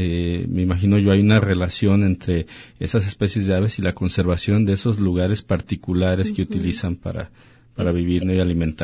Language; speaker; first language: Spanish; native; Spanish